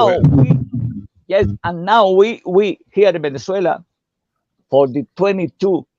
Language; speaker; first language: English; non-native, learner; Portuguese